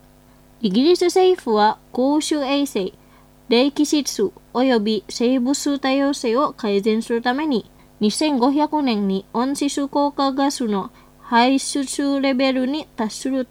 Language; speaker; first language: Japanese; non-native, fluent; Indonesian